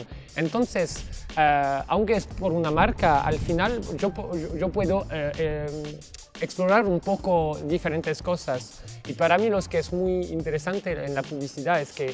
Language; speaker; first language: Spanish; non-native, fluent; French